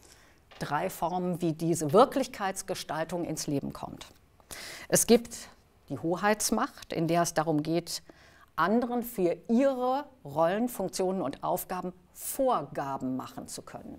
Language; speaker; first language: German; native; German